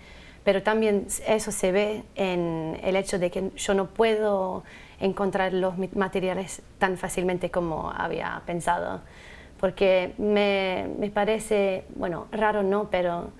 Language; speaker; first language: Spanish; non-native, fluent; English